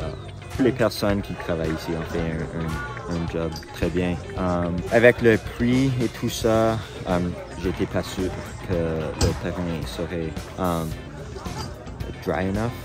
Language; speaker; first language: French; non-native, local second language; English